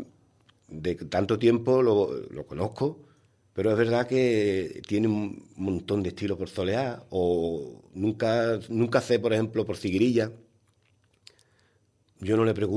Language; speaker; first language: Spanish; native; Spanish